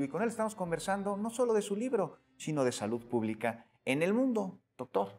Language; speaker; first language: Spanish; native; Spanish